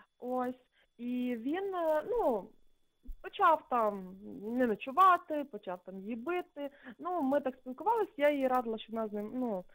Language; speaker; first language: Ukrainian; native; Ukrainian